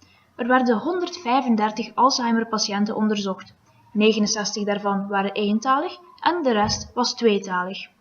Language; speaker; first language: Dutch; native; Dutch